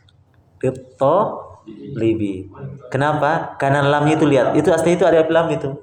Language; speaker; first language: Indonesian; native; Indonesian